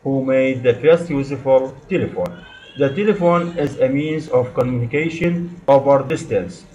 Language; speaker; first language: English; non-native, learner; Arabic